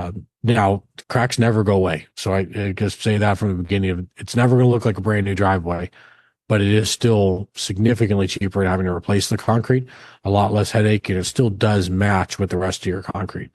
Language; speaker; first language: English; native; English